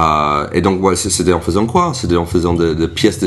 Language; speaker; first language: French; non-native, fluent; English